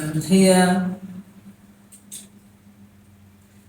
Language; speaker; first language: Arabic; non-native, learner; Bangla